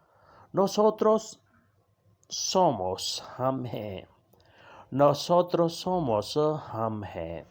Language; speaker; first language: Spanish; non-native, learner; Urdu